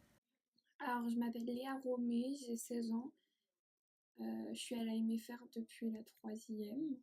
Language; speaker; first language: French; native; French